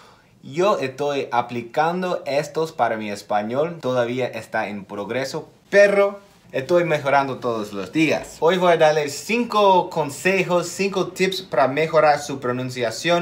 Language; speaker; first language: Spanish; non-native, fluent; English